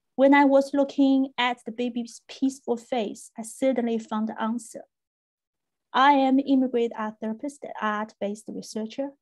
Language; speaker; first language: English; non-native, fluent; Chinese